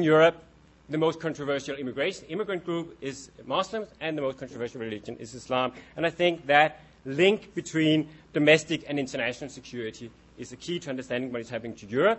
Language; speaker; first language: English; non-native, fluent; Danish